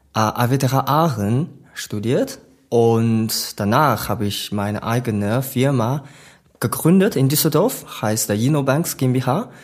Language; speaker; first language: German; non-native, learner; Chinese